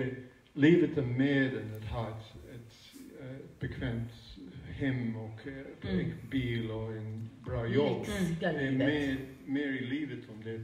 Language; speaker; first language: Swedish; non-native, fluent; English